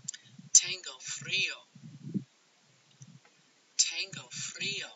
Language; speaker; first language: Spanish; non-native, fluent; English